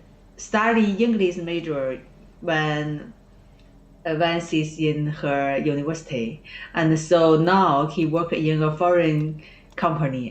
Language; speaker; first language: English; non-native, learner; Chinese